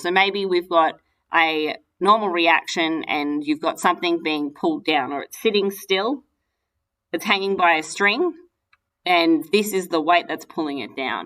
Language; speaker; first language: English; native; English